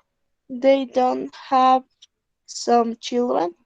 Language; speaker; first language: English; non-native, learner; Spanish